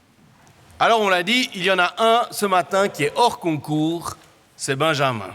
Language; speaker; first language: French; native; French